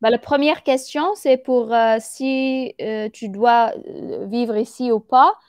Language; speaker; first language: French; non-native, fluent; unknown